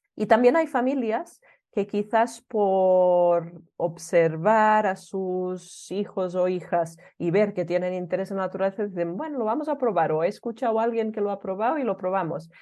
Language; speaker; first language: Spanish; early bilingual, other home language; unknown